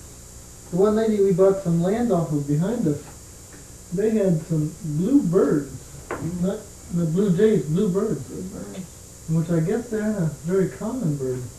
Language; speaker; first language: English; native; English